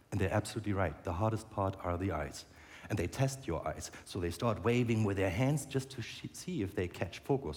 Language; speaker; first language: English; non-native, fluent; German